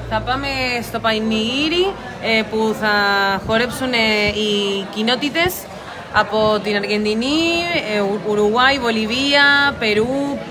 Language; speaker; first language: Greek; early bilingual, heritage; Greek